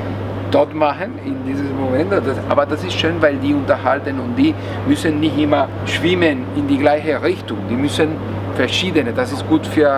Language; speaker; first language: German; non-native, learner; Spanish